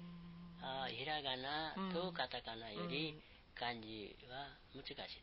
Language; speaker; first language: Japanese; non-native, learner; Nepali